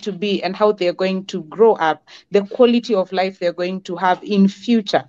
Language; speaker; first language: English; non-native, local second language; Kamba